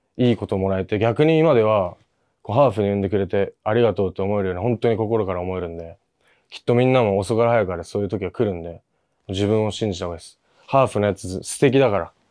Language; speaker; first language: Japanese; native; Japanese